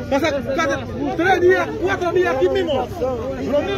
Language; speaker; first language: Spanish; non-native, learner; Haitian Creole